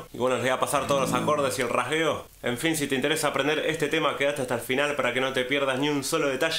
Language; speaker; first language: Spanish; native; Spanish